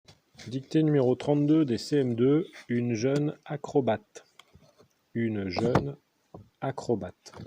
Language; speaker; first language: French; native; French